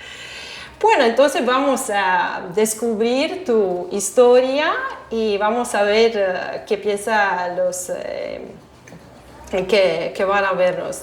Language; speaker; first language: Spanish; non-native, fluent; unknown